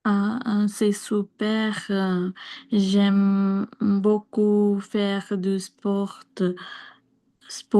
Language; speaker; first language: French; non-native, learner; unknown